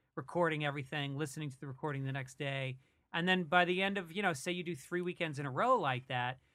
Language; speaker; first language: English; native; English